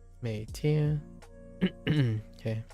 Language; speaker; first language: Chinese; non-native, learner; English